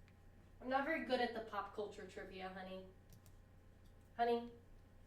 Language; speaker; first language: English; native; English